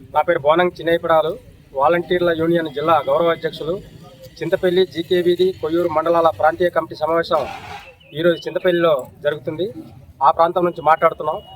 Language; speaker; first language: Telugu; native; Telugu